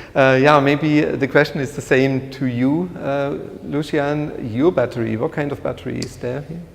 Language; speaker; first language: English; non-native, fluent; German